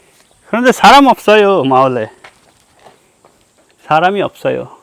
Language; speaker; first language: Korean; non-native, learner; Bangla